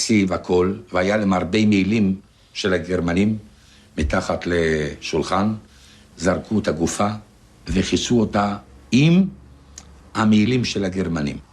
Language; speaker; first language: Hebrew; non-native, fluent; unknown